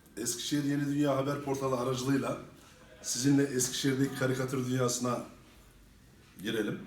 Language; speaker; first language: Turkish; native; Turkish